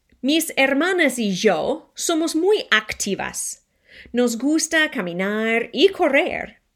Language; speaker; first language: Spanish; non-native, fluent; English